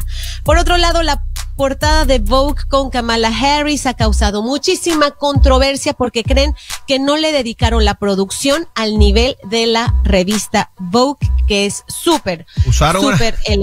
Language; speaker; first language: Spanish; native; Spanish